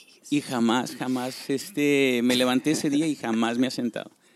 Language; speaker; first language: Spanish; early bilingual, heritage; Spanish